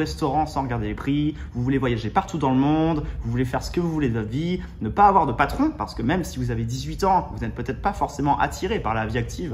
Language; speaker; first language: French; native; French